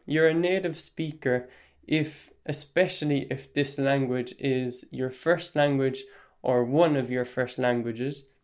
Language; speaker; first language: English; non-native, local second language; Irish